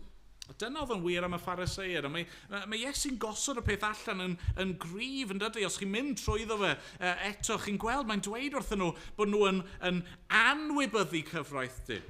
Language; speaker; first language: Welsh; native; Welsh